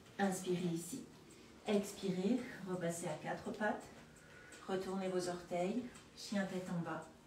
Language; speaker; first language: French; native; French